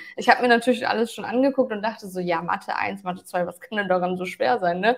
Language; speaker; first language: German; early bilingual, other home language; Turkish